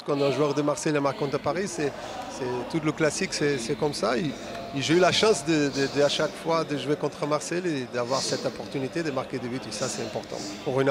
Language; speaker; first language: French; non-native, fluent; Portuguese